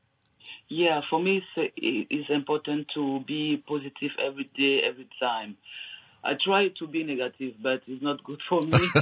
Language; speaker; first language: English; non-native, learner; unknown